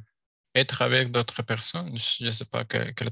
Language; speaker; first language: French; non-native, learner; Spanish